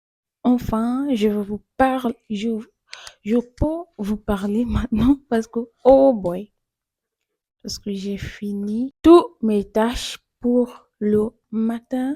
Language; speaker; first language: French; non-native, learner; English